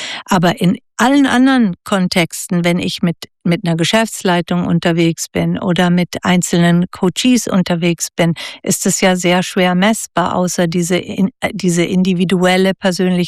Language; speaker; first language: German; native; German